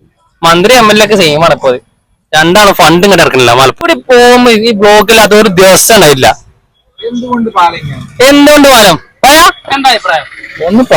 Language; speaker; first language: Malayalam; native; Malayalam